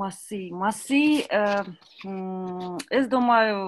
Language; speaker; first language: Latvian; non-native, learner; Kazakh